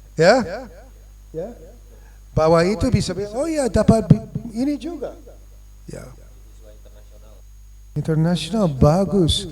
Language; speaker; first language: Indonesian; non-native, fluent; English